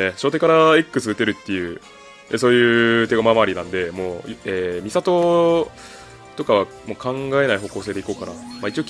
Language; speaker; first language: Japanese; native; Japanese